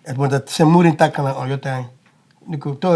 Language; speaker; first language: Finnish; non-native, fluent; English